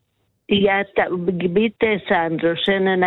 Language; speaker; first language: German; non-native, fluent; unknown